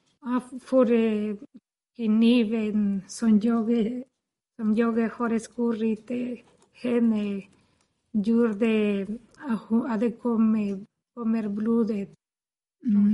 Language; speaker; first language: Swedish; non-native, learner; Spanish